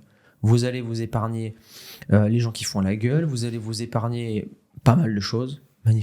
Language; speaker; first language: French; native; French